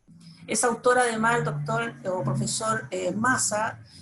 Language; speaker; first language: Spanish; native; Spanish